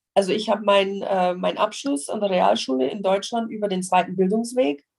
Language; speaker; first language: German; non-native, fluent; English